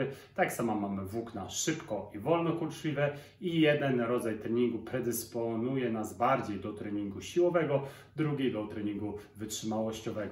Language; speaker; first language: Polish; native; Polish